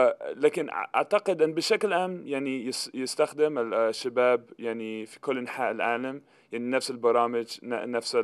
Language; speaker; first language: Arabic; non-native, fluent; English